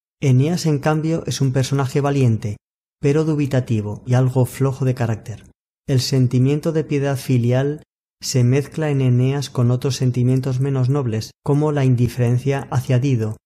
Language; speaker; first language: Spanish; native; Spanish